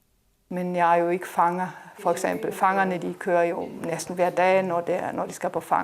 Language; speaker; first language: Danish; non-native, local second language; Kalaallisut